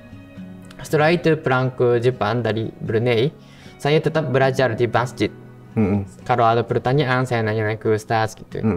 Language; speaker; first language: Indonesian; non-native, fluent; Japanese